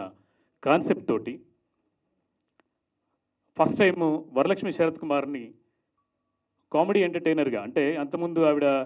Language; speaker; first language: Telugu; native; Telugu